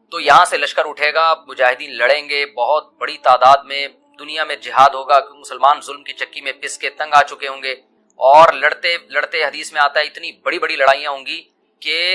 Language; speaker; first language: Urdu; native; Urdu